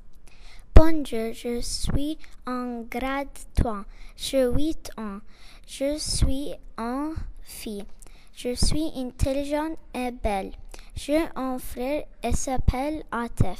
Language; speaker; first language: French; non-native, learner; Arabic